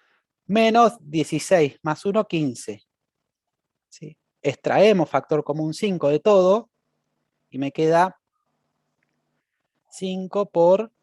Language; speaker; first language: Spanish; native; Spanish